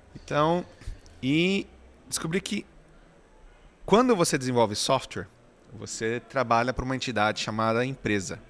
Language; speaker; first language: Portuguese; native; Portuguese